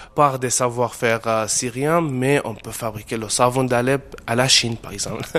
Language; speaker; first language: French; non-native, fluent; Arabic